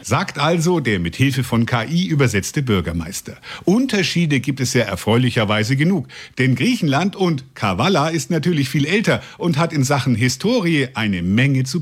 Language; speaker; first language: German; native; German